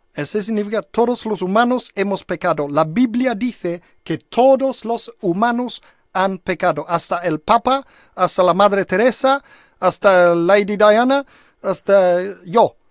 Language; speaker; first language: Spanish; non-native, fluent; English